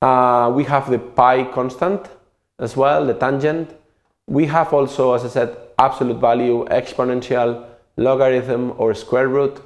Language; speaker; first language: English; non-native, fluent; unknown